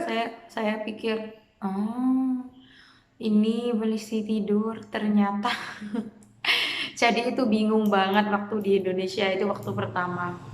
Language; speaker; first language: Indonesian; non-native, fluent; Khmer